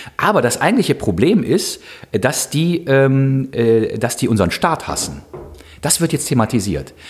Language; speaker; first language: German; native; German